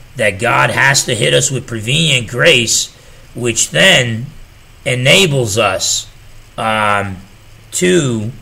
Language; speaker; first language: English; native; English